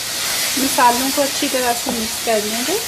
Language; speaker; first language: Urdu; native; Urdu